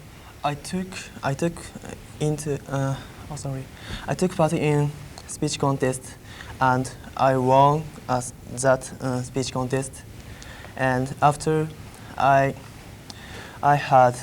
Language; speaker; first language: English; non-native, learner; Japanese